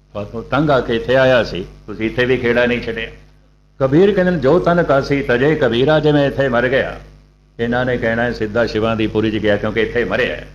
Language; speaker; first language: Urdu; non-native, local second language; Punjabi